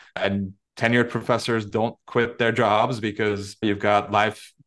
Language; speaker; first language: English; non-native, fluent; Turkish